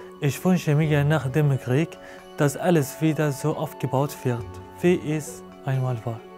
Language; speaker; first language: German; non-native, learner; Arabic